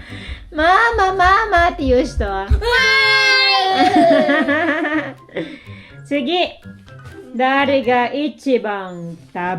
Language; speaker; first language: Japanese; non-native, fluent; Filipino